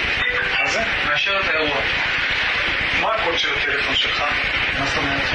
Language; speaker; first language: Hebrew; native; Hebrew